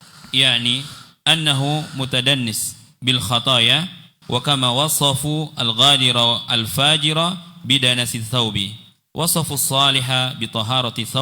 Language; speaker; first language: Arabic; non-native, fluent; Indonesian